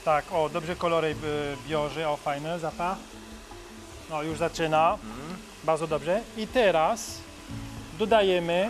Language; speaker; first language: Polish; non-native, learner; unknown